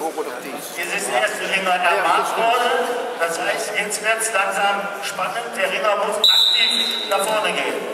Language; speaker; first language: German; native; German